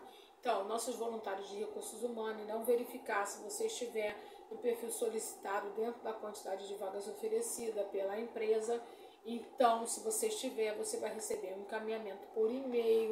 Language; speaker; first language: Portuguese; native; Portuguese